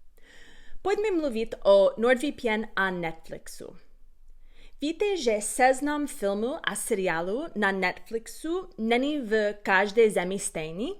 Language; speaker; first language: Czech; non-native, learner; English